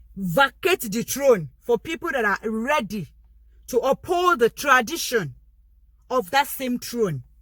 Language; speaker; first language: English; non-native, local second language; Yoruba